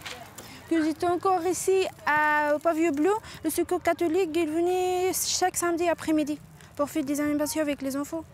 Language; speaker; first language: French; non-native, fluent; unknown